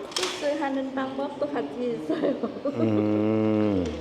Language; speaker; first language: Korean; non-native, learner; Vietnamese